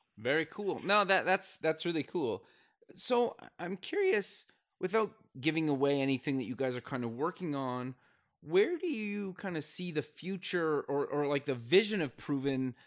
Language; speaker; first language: English; native; English